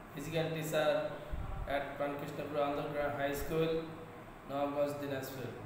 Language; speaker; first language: English; non-native, local second language; Bangla